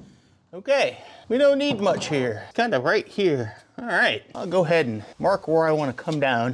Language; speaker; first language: English; native; English